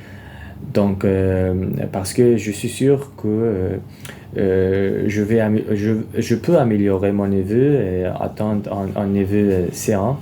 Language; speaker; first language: French; non-native, fluent; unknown